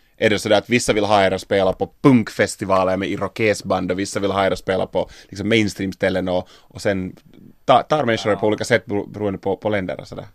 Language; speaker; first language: Swedish; native; Swedish